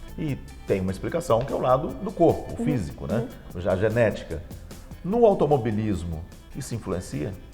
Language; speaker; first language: Portuguese; native; Portuguese